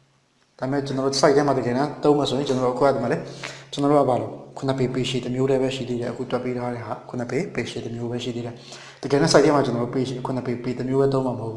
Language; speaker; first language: Burmese; native; Burmese